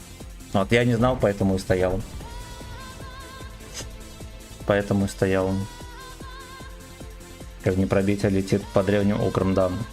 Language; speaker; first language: Russian; native; Russian